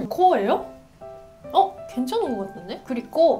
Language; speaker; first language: Korean; non-native, fluent; Japanese